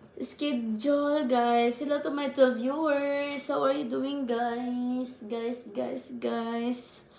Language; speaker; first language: English; non-native, local second language; Cebuano